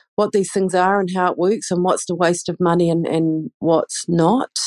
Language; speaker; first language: English; native; English